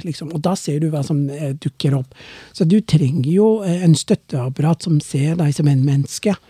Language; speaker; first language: Norwegian; non-native, fluent; Somali